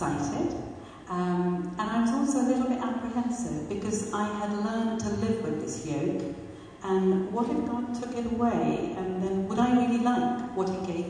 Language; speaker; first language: English; non-native, local second language; Urdu